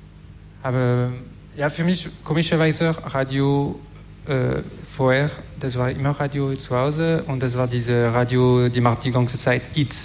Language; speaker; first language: German; non-native, learner; French